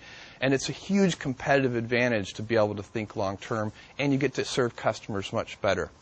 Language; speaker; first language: English; native; English